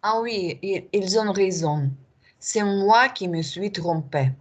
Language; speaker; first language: French; non-native, learner; Russian